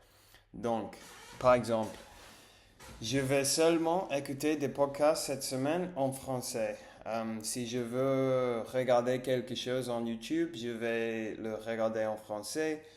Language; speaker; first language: French; non-native, learner; English